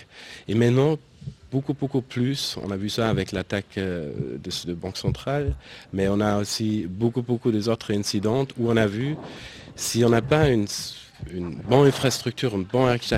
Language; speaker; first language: French; non-native, fluent; German